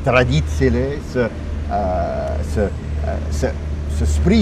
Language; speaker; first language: Romanian; non-native, fluent; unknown